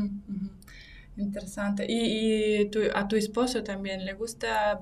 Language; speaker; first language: Spanish; non-native, fluent; Russian